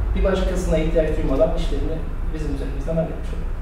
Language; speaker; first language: Turkish; native; Turkish